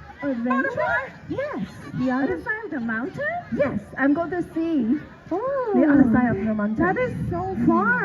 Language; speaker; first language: English; non-native, learner; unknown